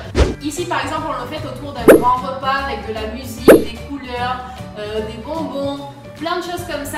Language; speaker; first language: French; native; French